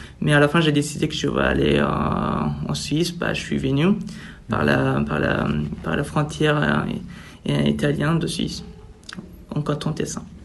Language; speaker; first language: French; non-native, fluent; Persian